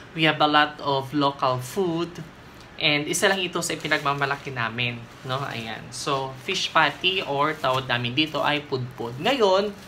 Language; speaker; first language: Filipino; non-native, local second language; Waray